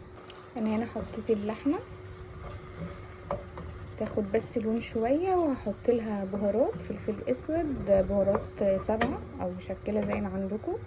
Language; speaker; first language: Arabic; native; Arabic